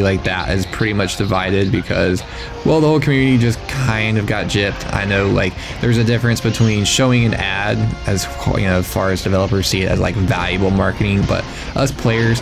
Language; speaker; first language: English; native; English